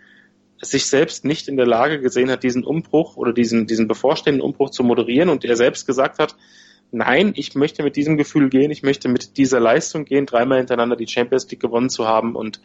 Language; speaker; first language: German; native; German